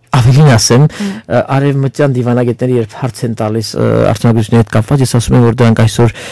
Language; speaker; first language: Armenian; native; Armenian